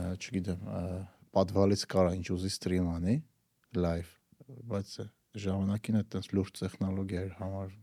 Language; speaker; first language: Armenian; native; Armenian